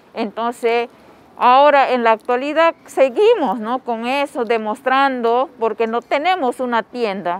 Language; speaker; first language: Spanish; non-native, local second language; Shipibo-Conibo